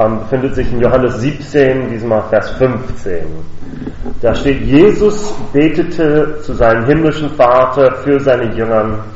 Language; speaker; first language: German; non-native, fluent; English